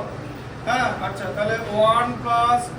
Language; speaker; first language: Bangla; native; Bangla